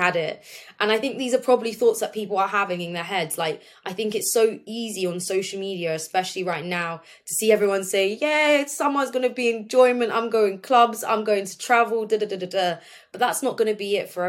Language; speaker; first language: English; native; English